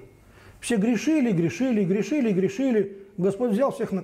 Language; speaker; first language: Russian; native; Russian